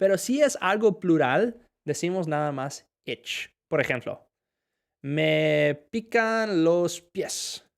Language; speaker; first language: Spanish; non-native, fluent; English